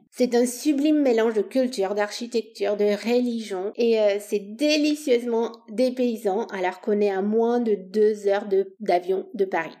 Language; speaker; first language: French; non-native, fluent; Romanian